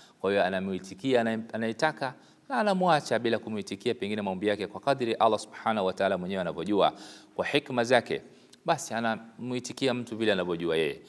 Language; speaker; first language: Swahili; native; Swahili